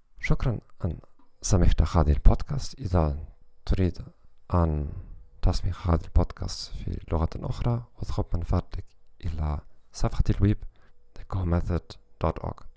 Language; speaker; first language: Arabic; non-native, learner; German